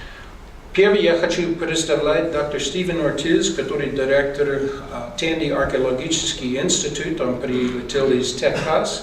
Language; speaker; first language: Russian; non-native, learner; English